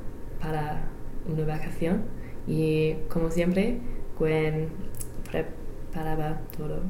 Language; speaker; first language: Spanish; non-native, learner; English